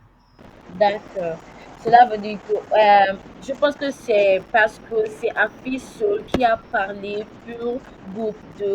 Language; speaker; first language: French; non-native, learner; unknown